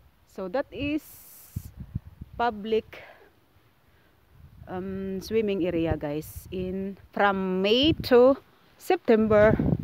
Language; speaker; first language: English; non-native, local second language; Filipino